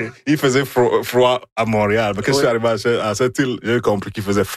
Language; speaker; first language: French; non-native, fluent; Igbo